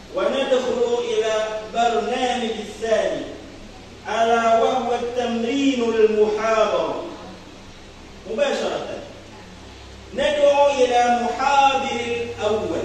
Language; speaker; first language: Arabic; non-native, learner; Indonesian